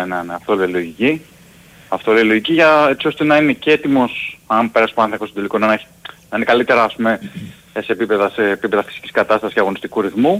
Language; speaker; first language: Greek; native; Greek